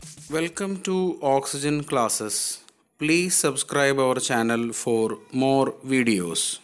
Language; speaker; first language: English; non-native, local second language; Malayalam